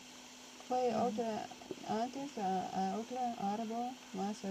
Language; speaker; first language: Spanish; non-native, learner; English